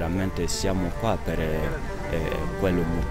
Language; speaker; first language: Italian; non-native, learner; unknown